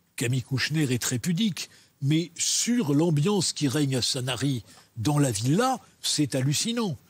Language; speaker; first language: French; native; French